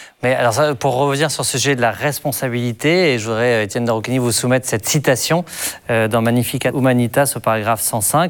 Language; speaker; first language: French; native; French